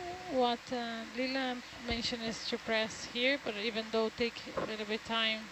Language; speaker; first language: English; non-native, fluent; Portuguese